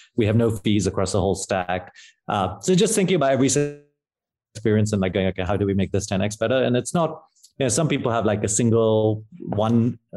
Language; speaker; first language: English; native; English